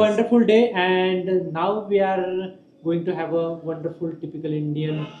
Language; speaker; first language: English; non-native, local second language; Marathi